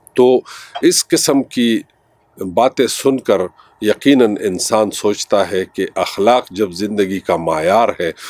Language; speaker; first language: Urdu; non-native, local second language; Pashto